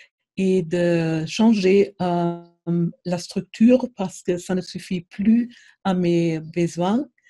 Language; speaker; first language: French; non-native, fluent; German